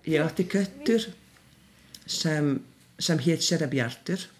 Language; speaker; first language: Icelandic; non-native, fluent; Hungarian